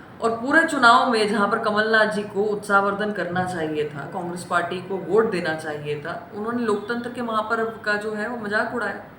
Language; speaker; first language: Hindi; native; Hindi